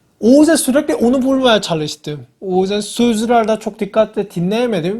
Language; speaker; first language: Turkish; non-native, fluent; Korean